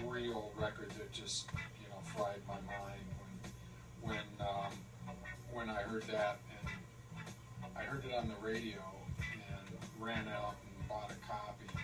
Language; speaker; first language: English; native; English